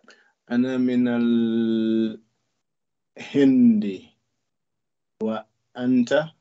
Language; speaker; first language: Arabic; non-native, learner; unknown